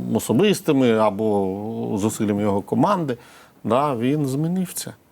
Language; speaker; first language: Ukrainian; non-native, local second language; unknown